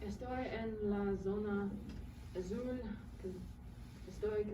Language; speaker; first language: Spanish; non-native, learner; English